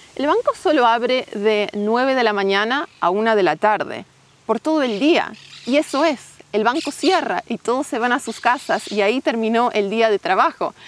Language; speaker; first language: Spanish; non-native, fluent; English